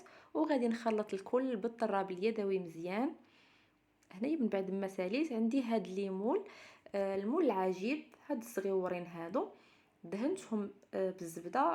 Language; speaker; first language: Arabic; native; Arabic